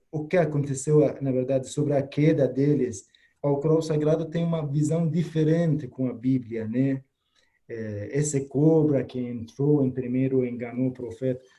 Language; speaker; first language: Portuguese; non-native, fluent; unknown